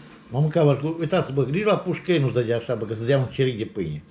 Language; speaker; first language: Romanian; native; Romanian